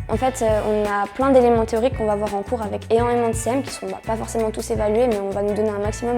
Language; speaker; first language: French; native; French